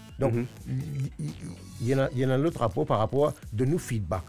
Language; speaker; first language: French; non-native, local second language; Morisyen